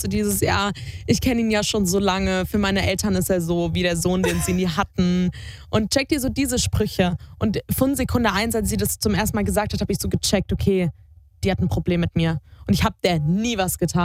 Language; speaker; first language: German; native; German